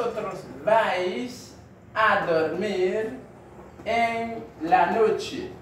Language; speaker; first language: Spanish; non-native, learner; Haitian Creole